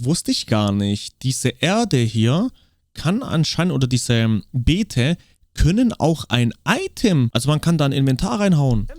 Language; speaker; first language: German; native; German